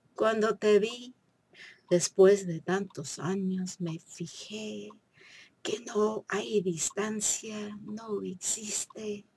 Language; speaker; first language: Spanish; non-native, fluent; English